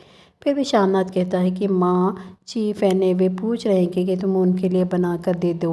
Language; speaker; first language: Hindi; non-native, local second language; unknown